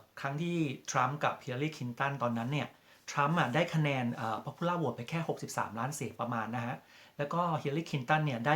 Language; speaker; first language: Thai; native; Thai